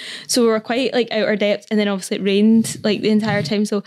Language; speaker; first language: English; native; English